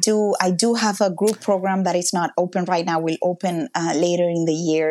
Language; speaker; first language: English; non-native, fluent; Spanish